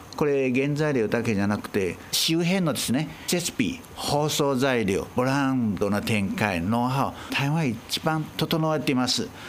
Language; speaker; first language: Japanese; non-native, fluent; Chinese